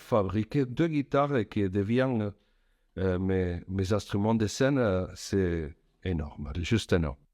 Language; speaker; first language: French; non-native, fluent; Spanish